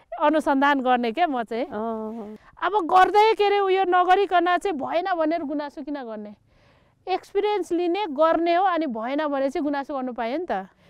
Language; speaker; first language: Nepali; native; Nepali